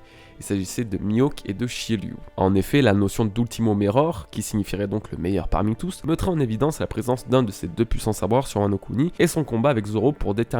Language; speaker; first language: French; native; French